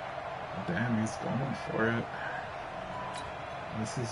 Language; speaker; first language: English; native; English